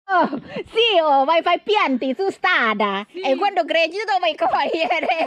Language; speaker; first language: Italian; non-native, learner; Thai